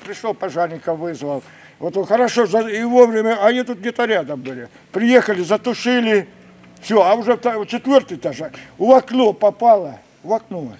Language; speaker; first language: Russian; native; Russian